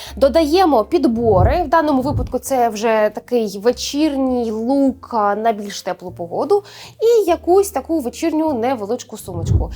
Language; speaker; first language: Ukrainian; native; Ukrainian